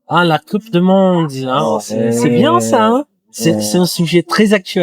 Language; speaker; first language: French; non-native, learner; Portuguese